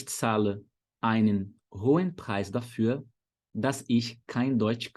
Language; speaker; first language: German; non-native, fluent; Portuguese